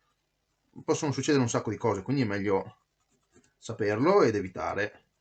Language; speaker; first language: Italian; native; Italian